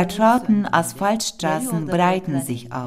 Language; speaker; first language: German; non-native, fluent; Turkish